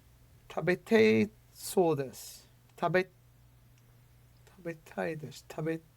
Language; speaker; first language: Japanese; non-native, learner; English